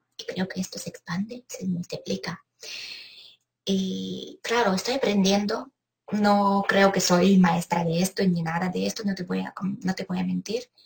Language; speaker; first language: Spanish; non-native, fluent; Ukrainian